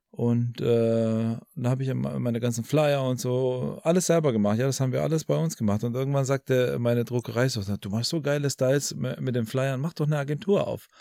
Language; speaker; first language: German; early bilingual, other home language; Albanian